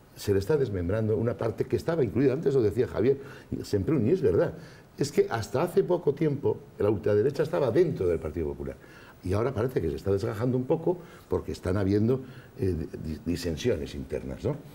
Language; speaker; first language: Spanish; native; Spanish